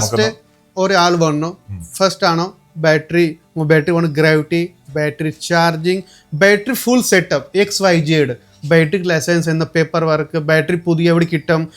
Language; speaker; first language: Malayalam; non-native, learner; Kannada